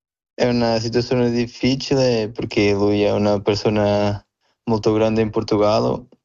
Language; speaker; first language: Italian; non-native, fluent; Portuguese